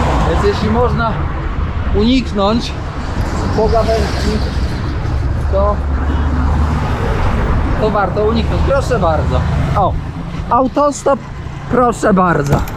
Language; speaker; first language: Polish; native; Polish